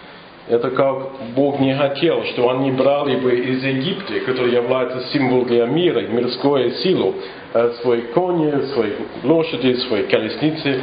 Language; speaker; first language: Russian; non-native, fluent; English